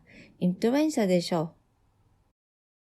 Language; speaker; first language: Japanese; non-native, fluent; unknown